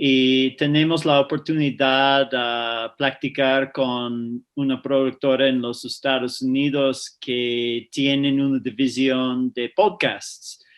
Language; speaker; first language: Spanish; non-native, fluent; English